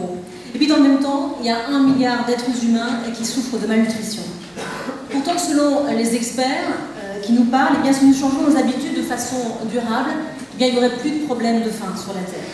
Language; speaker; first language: French; native; French